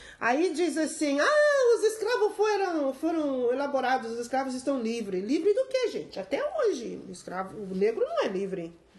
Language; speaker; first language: Portuguese; native; Portuguese